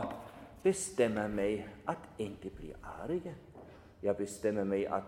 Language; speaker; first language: Swedish; non-native, fluent; German